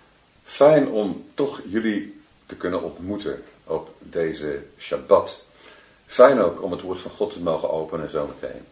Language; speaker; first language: Dutch; native; Dutch